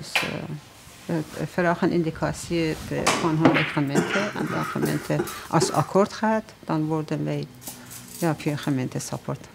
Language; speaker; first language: Dutch; non-native, fluent; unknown